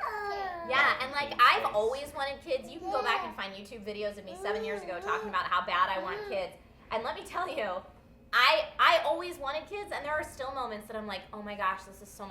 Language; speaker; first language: English; native; English